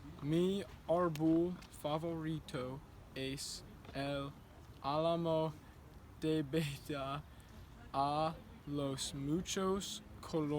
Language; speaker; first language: Spanish; non-native, learner; English